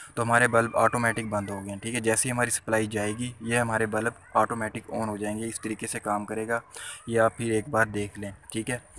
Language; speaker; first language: Urdu; non-native, local second language; Punjabi